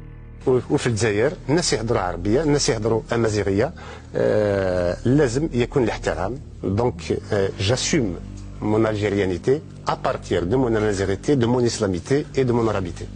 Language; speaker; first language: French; non-native, local second language; Kabyle